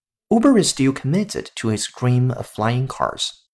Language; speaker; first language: English; non-native, fluent; Chinese